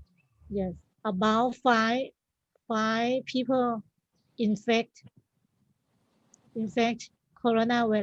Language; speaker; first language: English; non-native, learner; Thai